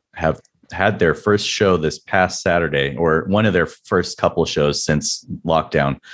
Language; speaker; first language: English; native; English